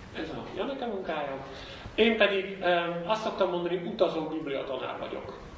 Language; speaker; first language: Hungarian; non-native, fluent; Dutch